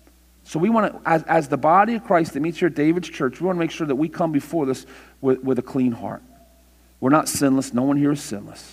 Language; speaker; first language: English; native; English